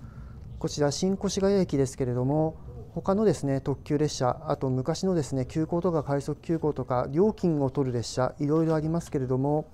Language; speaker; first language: Japanese; native; Japanese